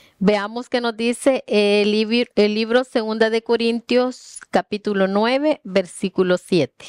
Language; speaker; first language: Spanish; native; Spanish